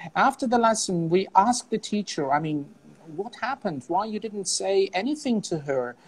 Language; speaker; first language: English; non-native, fluent; Azerbaijani